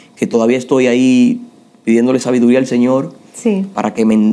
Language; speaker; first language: Spanish; native; Spanish